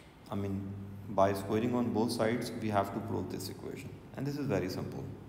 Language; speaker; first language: English; non-native, local second language; Urdu